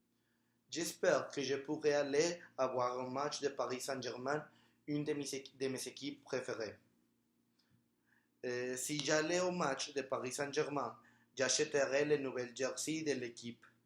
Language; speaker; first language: French; non-native, learner; Spanish